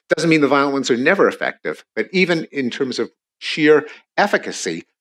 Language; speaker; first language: English; native; English